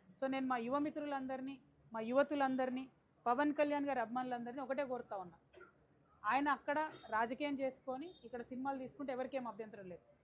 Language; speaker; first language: Telugu; native; Telugu